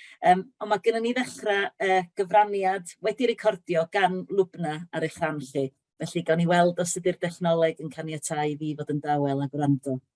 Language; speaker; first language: Welsh; native; Welsh